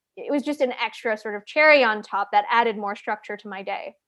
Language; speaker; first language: English; native; English